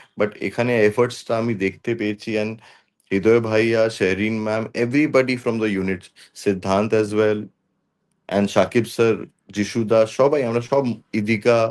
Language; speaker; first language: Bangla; non-native, local second language; Hindi